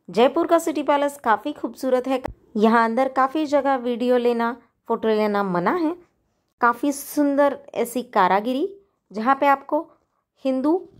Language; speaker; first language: Hindi; non-native, local second language; Marathi